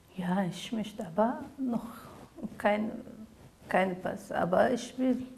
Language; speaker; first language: German; non-native, learner; Azerbaijani